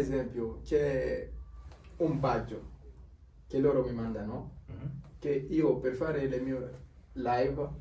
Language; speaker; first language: Italian; non-native, learner; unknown